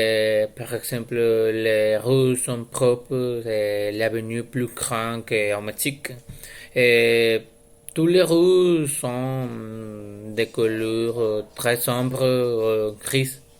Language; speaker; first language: French; non-native, learner; Spanish